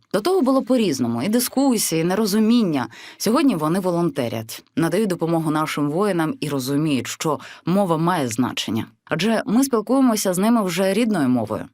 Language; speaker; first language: Ukrainian; native; Ukrainian